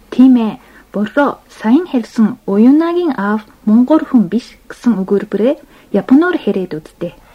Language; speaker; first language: Mongolian; non-native, fluent; Japanese